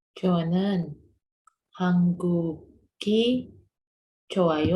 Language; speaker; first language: Korean; non-native, learner; Indonesian